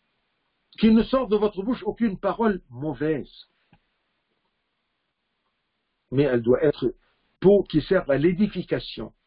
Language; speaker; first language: French; non-native, fluent; Arabic